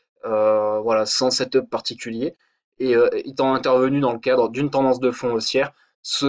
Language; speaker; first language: French; native; French